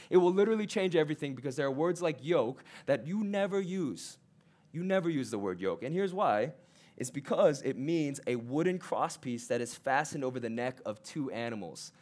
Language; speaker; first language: English; early bilingual, other home language; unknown